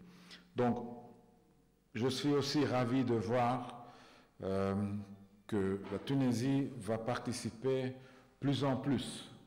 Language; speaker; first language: French; non-native, fluent; Hungarian